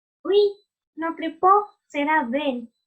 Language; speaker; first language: French; non-native, learner; Spanish